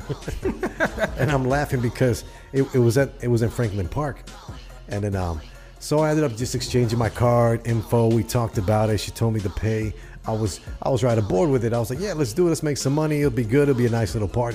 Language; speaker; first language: English; native; English